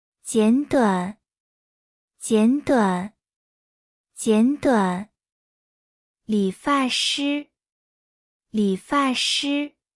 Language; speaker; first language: Chinese; native; Chinese